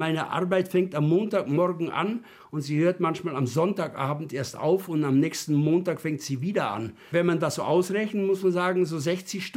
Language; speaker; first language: German; native; German